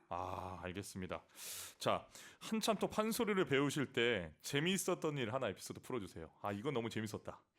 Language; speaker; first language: Korean; native; Korean